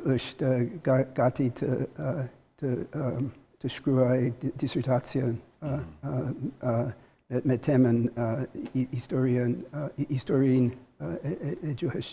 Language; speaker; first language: Albanian; non-native, learner; English